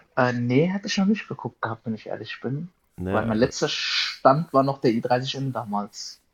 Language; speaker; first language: German; native; German